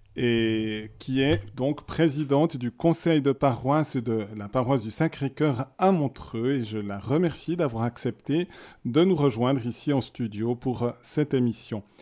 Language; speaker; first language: French; native; French